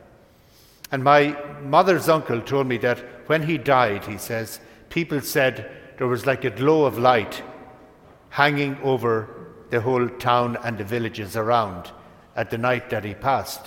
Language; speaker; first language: English; native; English